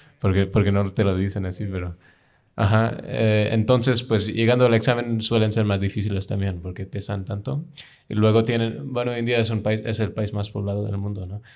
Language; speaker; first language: Spanish; non-native, fluent; English